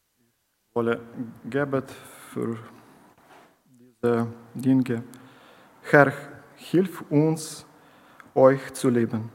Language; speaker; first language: German; non-native, learner; Ukrainian